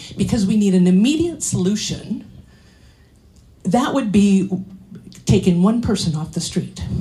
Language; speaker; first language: English; native; English